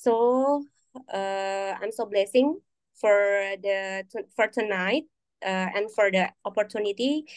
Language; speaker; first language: English; non-native, learner; Indonesian